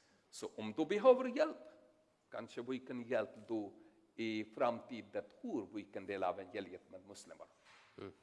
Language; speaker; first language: Swedish; non-native, learner; Urdu